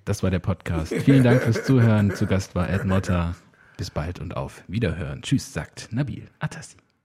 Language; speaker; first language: German; native; German